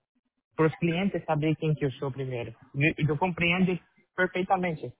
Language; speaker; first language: Spanish; non-native, learner; Portuguese